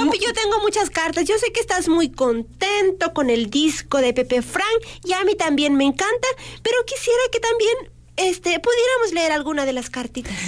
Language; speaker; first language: Spanish; native; Spanish